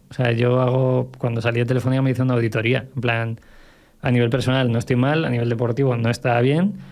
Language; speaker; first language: Spanish; native; Spanish